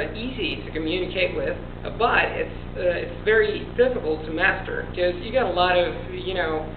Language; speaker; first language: English; non-native, fluent; Italian